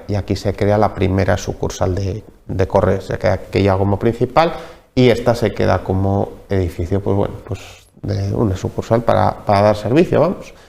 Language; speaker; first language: Spanish; native; Spanish